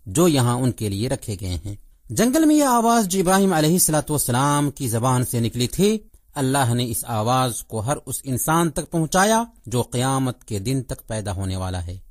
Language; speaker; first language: Urdu; native; Urdu